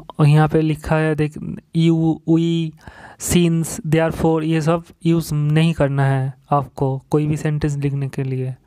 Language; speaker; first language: Hindi; non-native, local second language; Bangla